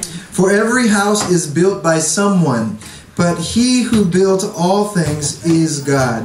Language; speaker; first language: English; native; English